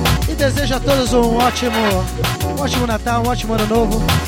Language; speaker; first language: Portuguese; native; Portuguese